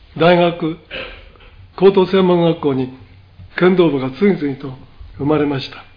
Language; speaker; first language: Japanese; native; Japanese